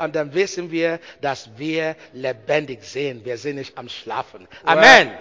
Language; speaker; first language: German; non-native, learner; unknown